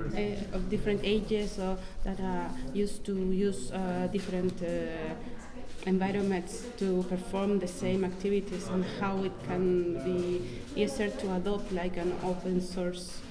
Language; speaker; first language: English; non-native, fluent; Spanish